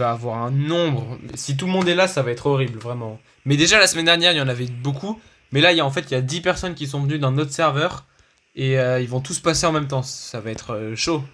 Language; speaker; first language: French; native; French